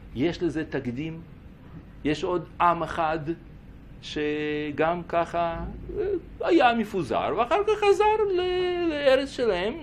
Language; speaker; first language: Hebrew; non-native, fluent; Russian